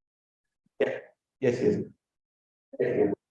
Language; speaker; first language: English; non-native, fluent; Indonesian